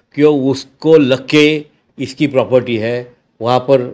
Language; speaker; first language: Hindi; non-native, local second language; Marathi